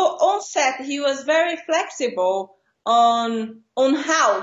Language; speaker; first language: English; non-native, fluent; Portuguese